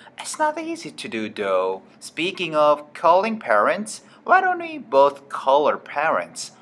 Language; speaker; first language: English; non-native, fluent; Korean